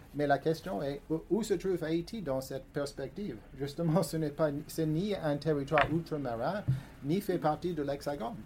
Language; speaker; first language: French; non-native, fluent; English